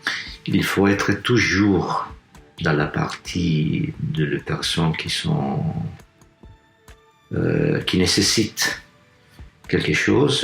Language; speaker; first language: French; non-native, fluent; Italian